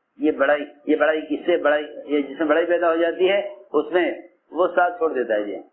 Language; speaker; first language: Urdu; native; Urdu